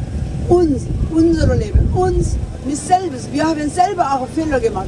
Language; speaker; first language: German; non-native, fluent; Korean